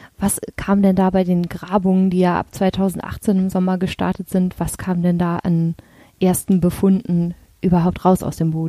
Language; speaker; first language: German; native; German